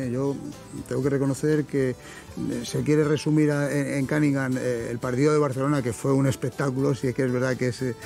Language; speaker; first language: Spanish; native; Spanish